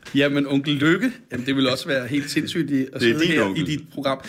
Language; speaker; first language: Danish; native; Danish